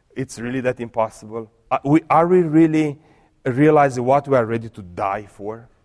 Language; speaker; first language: English; non-native, fluent; Romanian